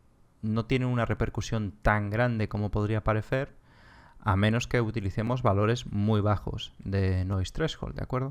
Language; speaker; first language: Spanish; native; Spanish